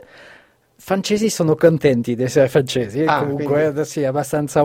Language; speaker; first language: Italian; non-native, fluent; French